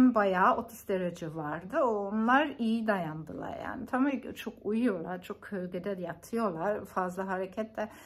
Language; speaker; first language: Turkish; non-native, fluent; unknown